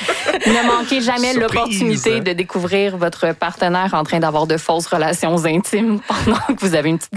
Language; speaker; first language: French; native; French